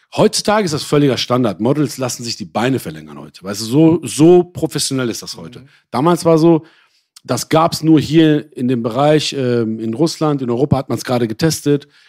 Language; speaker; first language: German; early bilingual, other home language; Persian